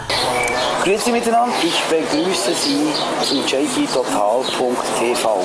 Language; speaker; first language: German; native; German